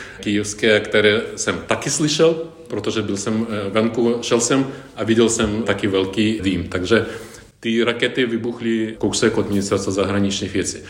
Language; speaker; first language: Czech; non-native, fluent; Ukrainian